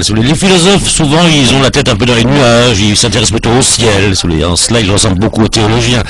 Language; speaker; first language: French; native; French